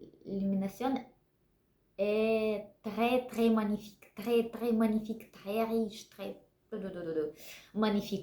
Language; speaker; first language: French; non-native, learner; Russian